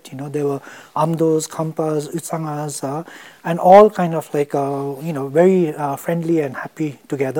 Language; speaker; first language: English; non-native, local second language; Tibetan